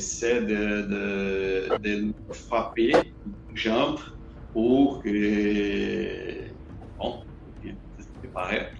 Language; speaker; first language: French; non-native, learner; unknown